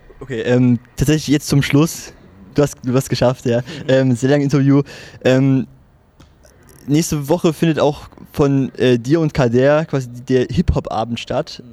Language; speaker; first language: German; non-native, fluent; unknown